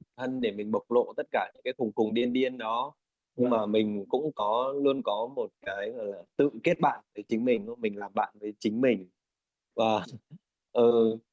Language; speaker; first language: Vietnamese; native; Vietnamese